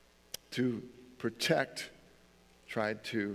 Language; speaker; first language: English; native; English